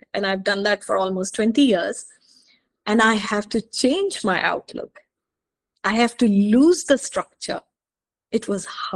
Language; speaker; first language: English; non-native, local second language; Hindi